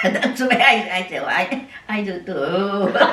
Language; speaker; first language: English; non-native, learner; Japanese